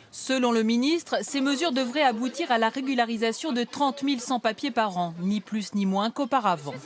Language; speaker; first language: French; native; French